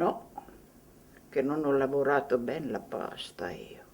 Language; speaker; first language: Italian; non-native, local second language; Slovenian